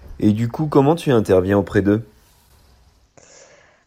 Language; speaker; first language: French; native; French